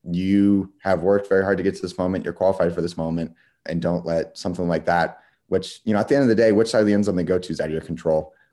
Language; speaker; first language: English; native; English